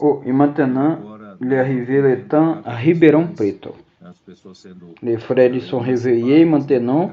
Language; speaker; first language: French; non-native, learner; Portuguese